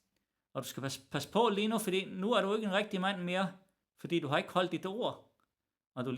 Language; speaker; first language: Danish; early bilingual, other home language; Arabic